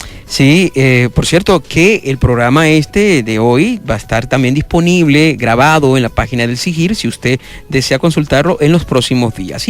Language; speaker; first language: Spanish; native; Spanish